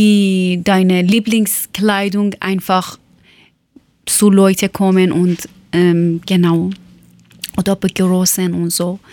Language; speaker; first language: German; non-native, learner; Persian